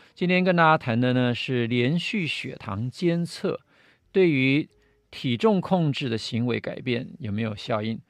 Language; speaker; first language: Chinese; native; Chinese